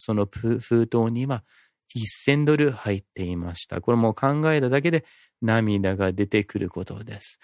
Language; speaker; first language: Japanese; non-native, fluent; English